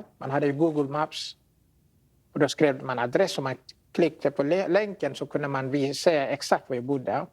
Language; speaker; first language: Swedish; non-native, fluent; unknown